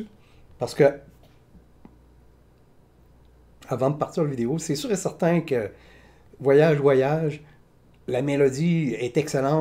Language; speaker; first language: French; native; French